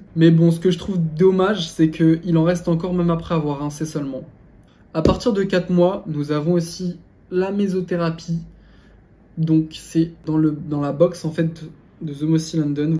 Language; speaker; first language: French; native; French